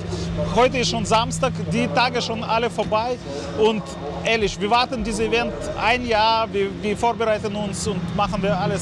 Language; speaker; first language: German; non-native, learner; Russian